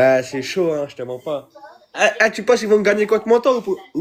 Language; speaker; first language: French; native; French